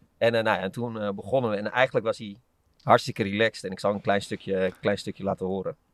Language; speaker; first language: Dutch; native; Dutch